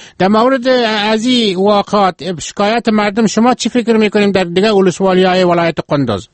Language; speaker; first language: Persian; native; Persian